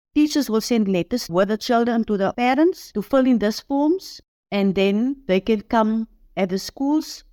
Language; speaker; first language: English; non-native, local second language; Afrikaans